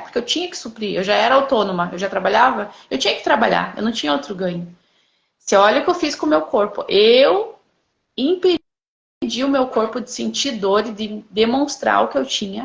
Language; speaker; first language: Portuguese; native; Portuguese